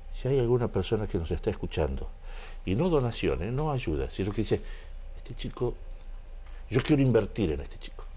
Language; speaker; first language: Spanish; native; Spanish